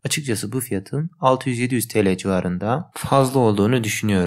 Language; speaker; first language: Turkish; native; Turkish